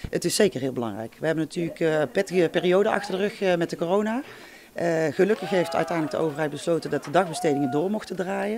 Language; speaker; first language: Dutch; native; Dutch